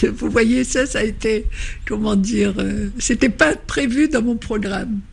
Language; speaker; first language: French; non-native, local second language; Arabic